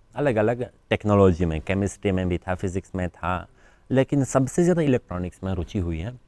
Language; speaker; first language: Hindi; non-native, fluent; Polish